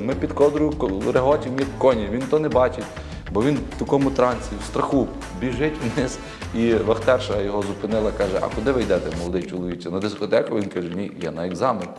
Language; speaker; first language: Ukrainian; native; Ukrainian